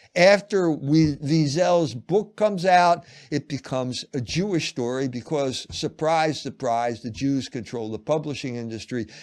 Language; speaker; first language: English; native; English